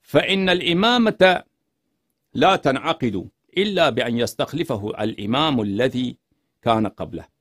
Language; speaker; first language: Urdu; non-native, fluent; Persian